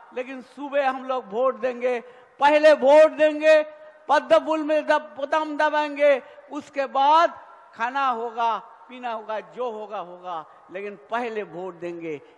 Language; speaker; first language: Hindi; non-native, local second language; Bangla